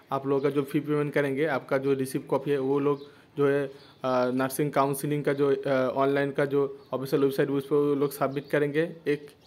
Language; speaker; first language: Hindi; non-native, local second language; Bangla